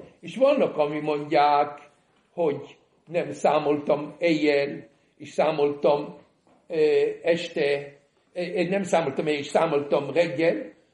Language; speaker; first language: Hungarian; early bilingual, heritage; Hungarian